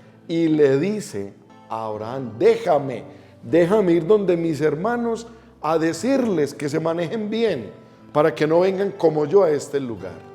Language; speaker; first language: Spanish; native; Spanish